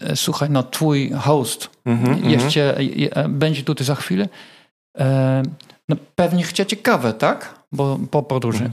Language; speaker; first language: Polish; non-native, fluent; Dutch